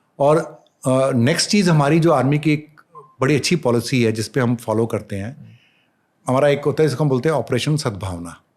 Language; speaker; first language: Hindi; native; Hindi